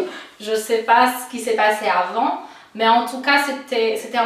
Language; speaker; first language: French; non-native, fluent; Portuguese